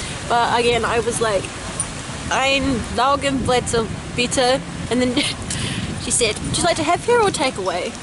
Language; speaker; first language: English; native; English